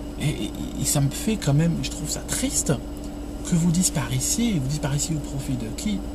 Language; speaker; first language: French; non-native, local second language; Arabic